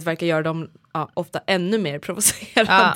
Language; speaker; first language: Swedish; native; Swedish